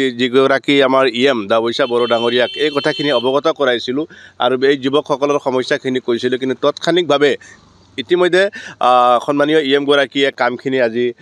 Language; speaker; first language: Assamese; non-native, local second language; Hindi